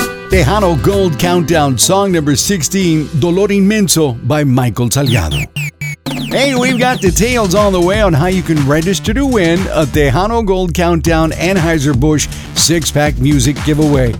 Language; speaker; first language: English; early bilingual, other home language; Spanish